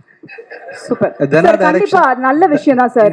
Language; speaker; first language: Tamil; native; Tamil